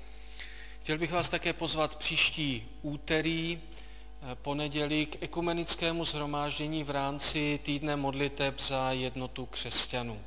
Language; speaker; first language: Czech; native; Czech